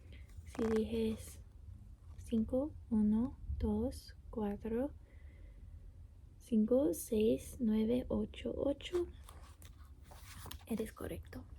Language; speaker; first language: Spanish; non-native, learner; English